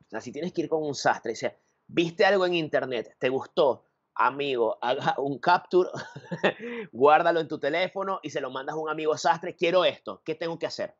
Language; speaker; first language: Spanish; native; Spanish